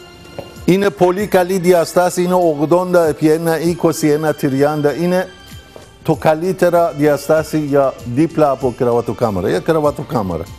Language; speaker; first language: Greek; non-native, learner; Persian